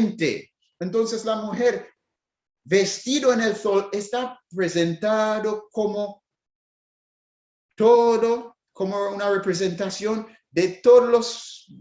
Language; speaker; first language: Spanish; non-native, fluent; English